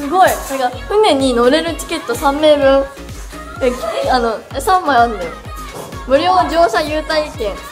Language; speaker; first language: Japanese; native; Japanese